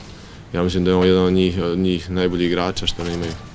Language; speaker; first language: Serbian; early bilingual, heritage; Serbian